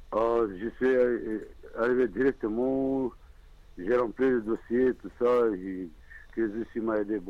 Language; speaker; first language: French; non-native, learner; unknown